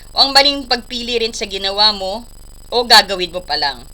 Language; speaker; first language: Filipino; native; Filipino